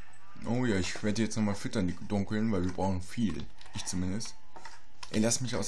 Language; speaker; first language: German; native; German